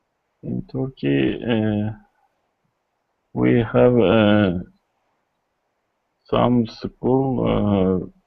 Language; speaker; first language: English; non-native, learner; Kurdish